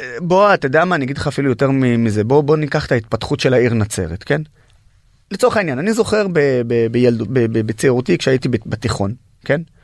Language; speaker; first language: Hebrew; non-native, local second language; Arabic